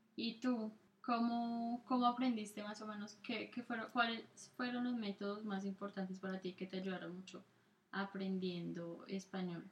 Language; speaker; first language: Spanish; native; Spanish